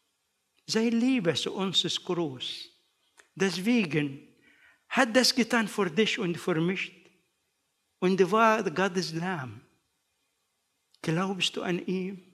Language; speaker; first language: German; non-native, learner; Arabic